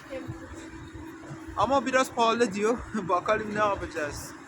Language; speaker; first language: Turkish; non-native, fluent; Persian